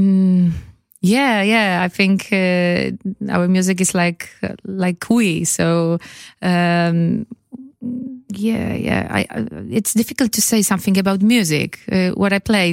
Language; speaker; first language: English; non-native, learner; Polish